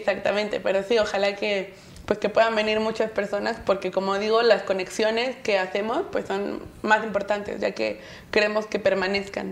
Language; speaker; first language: Spanish; native; Spanish